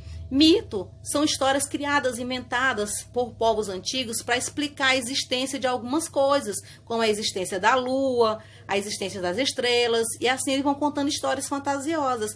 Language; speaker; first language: Portuguese; native; Portuguese